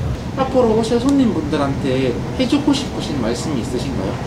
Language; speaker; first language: Korean; native; Korean